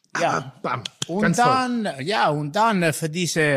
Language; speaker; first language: German; non-native, learner; Italian